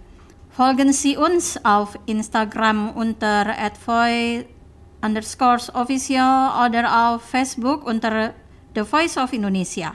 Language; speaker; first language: German; non-native, fluent; Indonesian